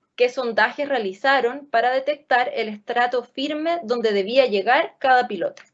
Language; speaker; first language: Spanish; native; Spanish